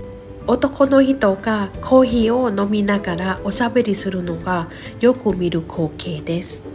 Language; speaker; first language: Japanese; non-native, fluent; Thai